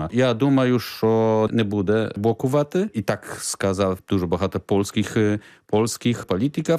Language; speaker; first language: Ukrainian; non-native, learner; Polish